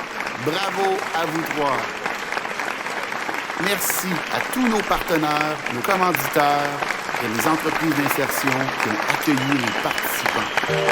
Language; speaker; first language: French; native; French